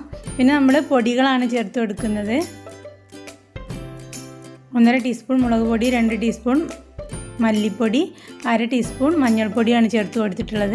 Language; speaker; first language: Malayalam; native; Malayalam